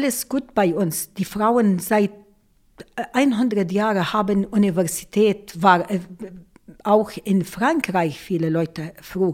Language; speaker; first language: German; non-native, local second language; Arabic